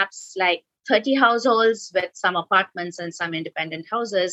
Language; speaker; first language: English; non-native, local second language; Bangla